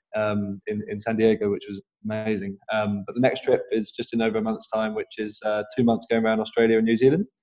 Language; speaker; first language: English; native; English